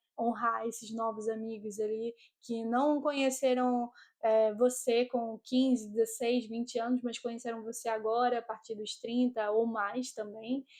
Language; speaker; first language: Portuguese; native; Portuguese